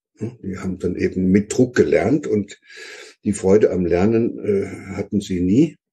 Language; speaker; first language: German; native; German